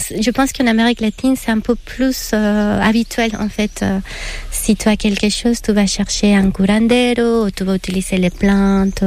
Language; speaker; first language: French; non-native, fluent; Spanish